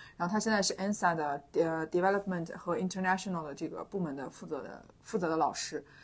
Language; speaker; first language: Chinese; native; Chinese